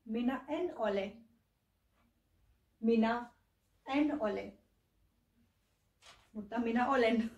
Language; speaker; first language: Finnish; non-native, learner; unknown